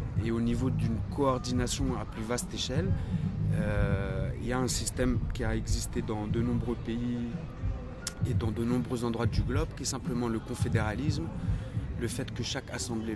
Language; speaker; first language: French; native; French